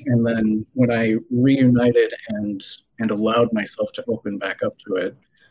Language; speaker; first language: English; native; English